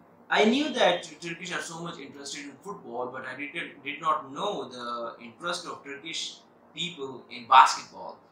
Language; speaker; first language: English; non-native, local second language; Urdu